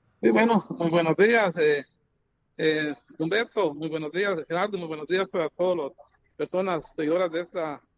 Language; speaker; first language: Spanish; native; Spanish